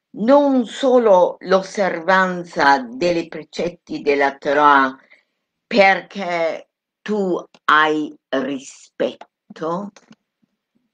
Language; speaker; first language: Italian; non-native, fluent; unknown